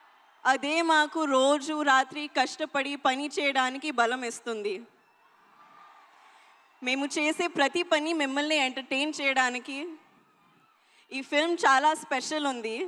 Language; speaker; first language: Telugu; non-native, local second language; Hindi